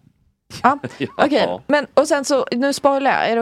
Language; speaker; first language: Swedish; native; Swedish